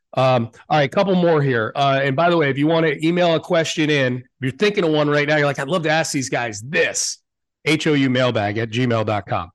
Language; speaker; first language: English; native; English